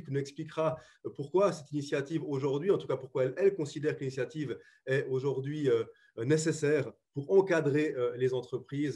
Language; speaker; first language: French; native; French